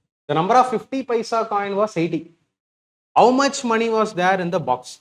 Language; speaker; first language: English; non-native, local second language; Tamil